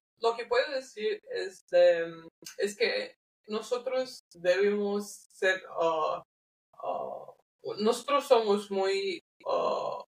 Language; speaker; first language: Spanish; non-native, learner; English